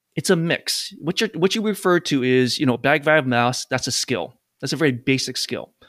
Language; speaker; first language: English; native; English